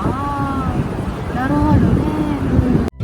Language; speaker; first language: Japanese; non-native, learner; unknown